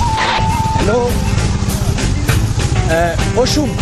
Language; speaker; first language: English; non-native, learner; French